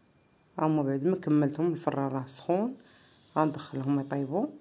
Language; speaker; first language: Arabic; native; Arabic